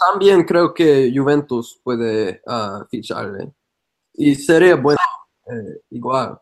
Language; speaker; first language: Spanish; non-native, fluent; English